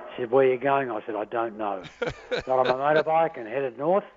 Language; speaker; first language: English; native; English